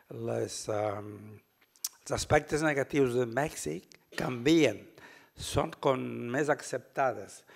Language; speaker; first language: Catalan; early bilingual, heritage; Catalan